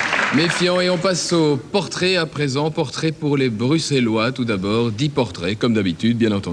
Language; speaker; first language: French; native; French